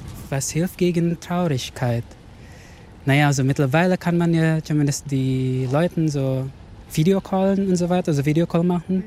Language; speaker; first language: German; non-native, fluent; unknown